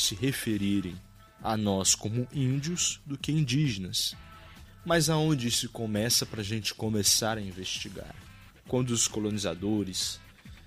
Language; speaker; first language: Portuguese; native; Portuguese